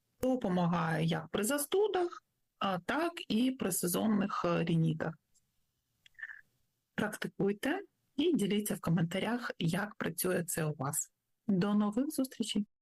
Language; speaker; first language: Ukrainian; native; Ukrainian